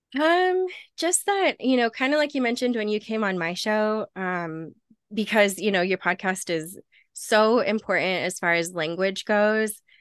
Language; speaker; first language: English; native; English